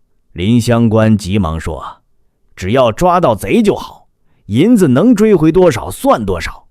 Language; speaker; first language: Chinese; native; Chinese